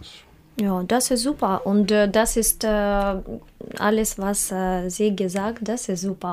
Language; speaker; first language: German; non-native, learner; Russian